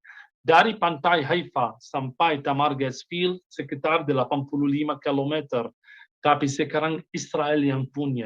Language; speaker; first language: Indonesian; non-native, fluent; Hebrew